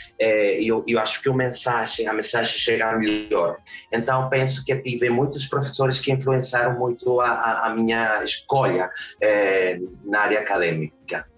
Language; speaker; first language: Portuguese; early bilingual, heritage; Spanish